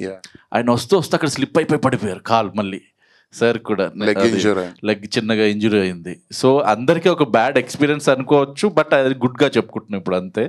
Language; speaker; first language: Telugu; native; Telugu